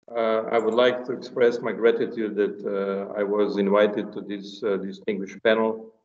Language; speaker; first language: English; non-native, fluent; Slovenian